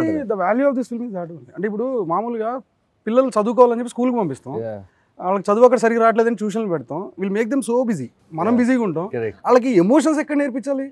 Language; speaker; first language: Telugu; native; Telugu